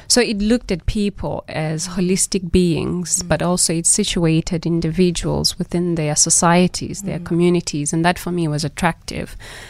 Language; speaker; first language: English; non-native, local second language; Xhosa